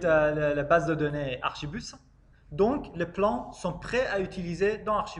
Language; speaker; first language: French; non-native, fluent; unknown